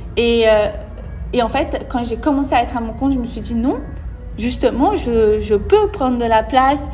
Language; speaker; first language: French; early bilingual, other home language; Portuguese